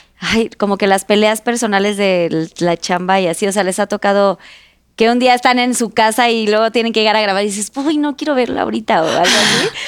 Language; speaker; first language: Spanish; native; Spanish